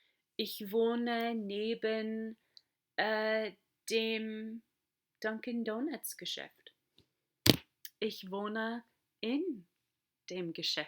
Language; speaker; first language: German; non-native, fluent; English